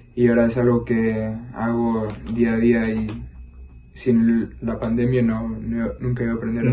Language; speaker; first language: Spanish; early bilingual, heritage; Spanish